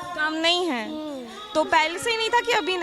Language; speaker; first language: Hindi; native; Hindi